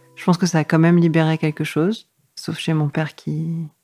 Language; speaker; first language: French; native; French